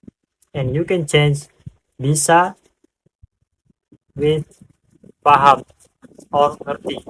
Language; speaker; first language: English; non-native, fluent; Indonesian